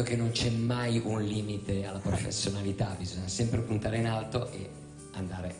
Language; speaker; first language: Italian; native; Italian